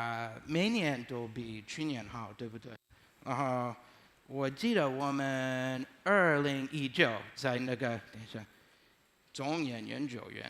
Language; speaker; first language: Chinese; non-native, learner; English